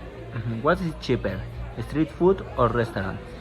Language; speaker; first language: English; non-native, learner; Spanish